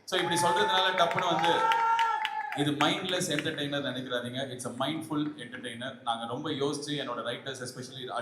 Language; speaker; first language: Tamil; native; Tamil